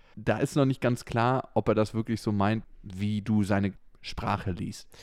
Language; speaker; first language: German; native; German